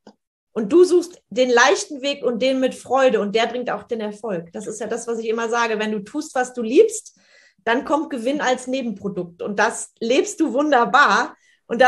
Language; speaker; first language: German; native; German